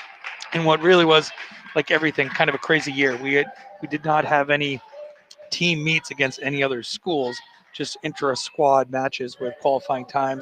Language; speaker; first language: English; native; English